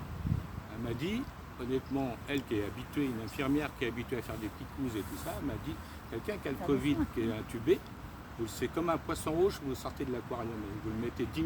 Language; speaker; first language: French; native; French